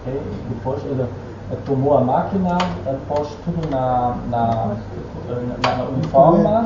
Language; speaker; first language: Portuguese; non-native, fluent; Dutch